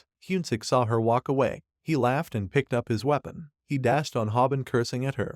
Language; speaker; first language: English; non-native, local second language; Hindi